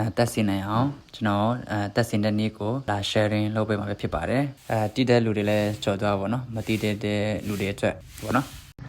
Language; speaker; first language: Burmese; native; Burmese